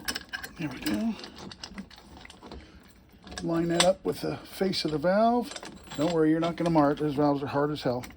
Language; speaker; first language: English; native; English